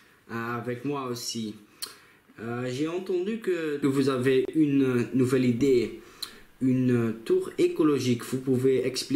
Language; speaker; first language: French; non-native, local second language; Dutch